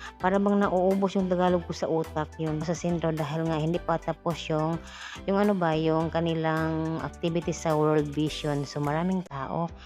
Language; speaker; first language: Filipino; non-native, local second language; Cebuano